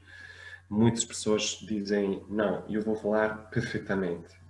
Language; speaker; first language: Portuguese; non-native, fluent; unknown